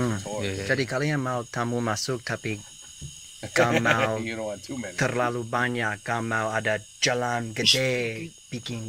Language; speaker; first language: Indonesian; non-native, learner; English